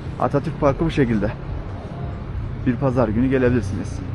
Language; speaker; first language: Turkish; native; Turkish